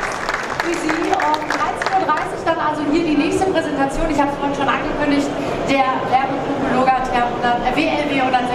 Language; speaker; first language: German; native; German